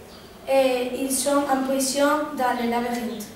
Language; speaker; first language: French; non-native, learner; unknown